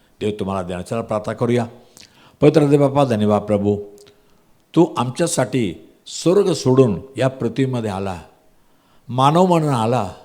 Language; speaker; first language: Marathi; non-native, local second language; Tamil